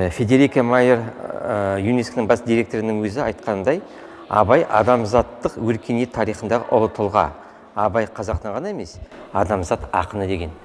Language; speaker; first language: Kazakh; non-native, local second language; Russian